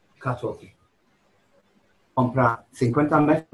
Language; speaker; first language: Spanish; non-native, learner; English